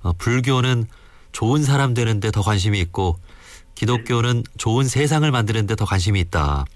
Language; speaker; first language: Korean; native; Korean